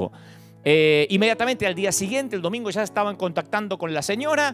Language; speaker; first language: Spanish; native; Spanish